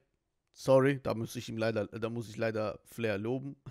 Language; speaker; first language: German; native; German